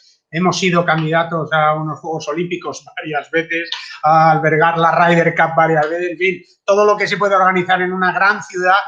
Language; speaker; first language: Spanish; native; Spanish